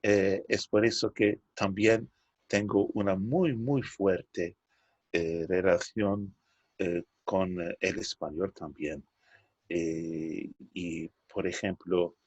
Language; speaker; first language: Spanish; non-native, fluent; Turkish